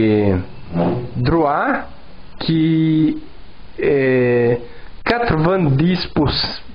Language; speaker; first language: French; non-native, learner; Portuguese